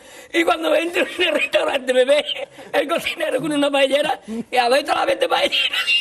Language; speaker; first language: Spanish; native; Spanish